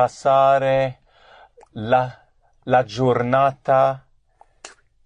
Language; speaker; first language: Italian; non-native, learner; English